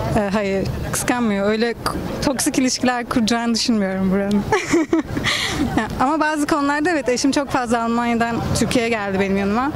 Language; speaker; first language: Turkish; native; Turkish